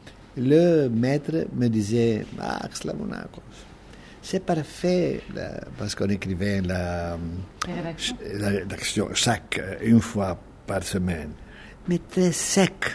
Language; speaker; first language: French; non-native, fluent; Greek